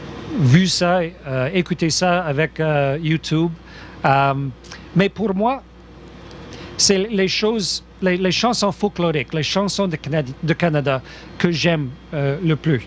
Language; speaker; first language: French; non-native, local second language; English